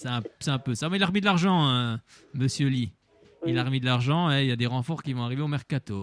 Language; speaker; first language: French; native; French